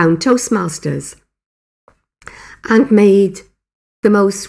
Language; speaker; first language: English; native; English